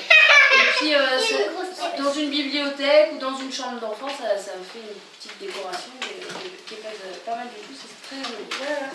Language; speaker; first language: French; native; French